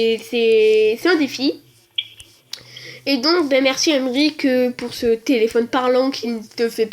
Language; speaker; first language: French; native; French